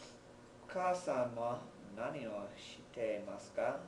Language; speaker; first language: Japanese; non-native, learner; English